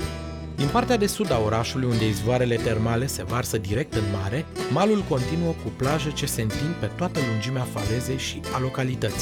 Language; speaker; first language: Romanian; native; Romanian